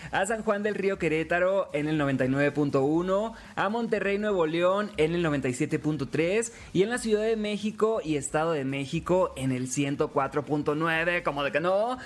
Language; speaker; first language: Spanish; native; Spanish